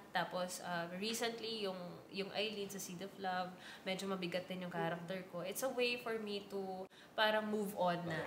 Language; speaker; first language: Filipino; native; Filipino